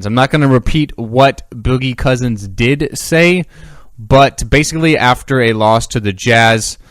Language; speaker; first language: English; native; English